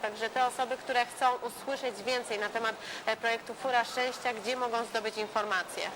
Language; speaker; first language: Polish; native; Polish